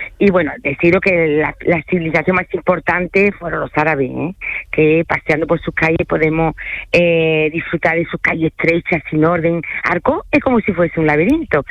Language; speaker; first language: Spanish; early bilingual, other home language; French